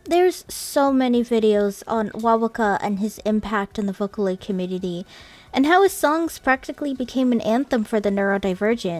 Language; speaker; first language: English; native; English